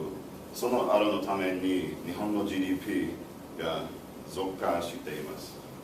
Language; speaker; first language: Japanese; non-native, learner; English